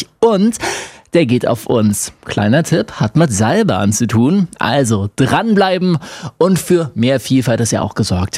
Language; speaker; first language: German; native; German